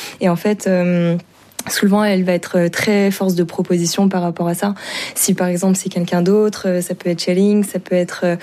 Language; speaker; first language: French; native; French